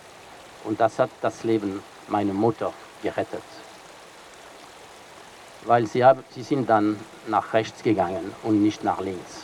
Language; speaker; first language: German; non-native, fluent; French